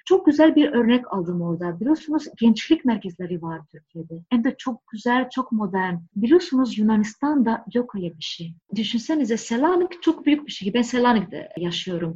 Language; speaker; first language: Turkish; non-native, fluent; Greek